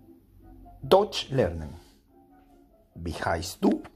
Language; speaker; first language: German; non-native, learner; Spanish